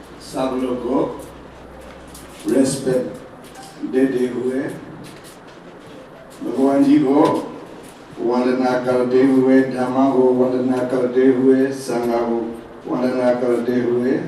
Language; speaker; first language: Hindi; non-native, learner; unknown